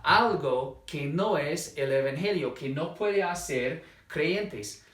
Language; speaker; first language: Spanish; non-native, fluent; English